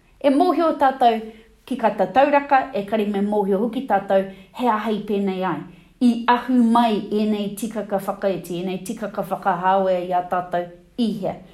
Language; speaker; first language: Māori; non-native, local second language; English